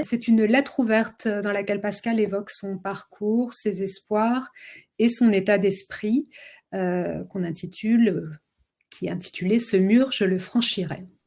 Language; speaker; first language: French; native; French